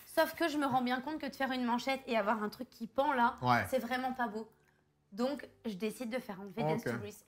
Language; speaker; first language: French; native; French